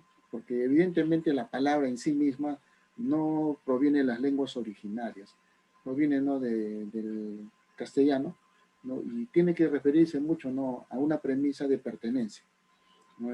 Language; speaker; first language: Spanish; native; Spanish